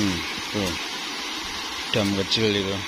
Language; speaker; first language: Indonesian; non-native, local second language; Javanese